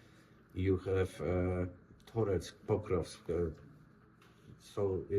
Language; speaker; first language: English; non-native, learner; Polish